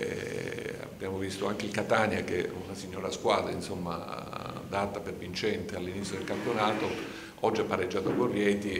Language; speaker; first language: Italian; native; Italian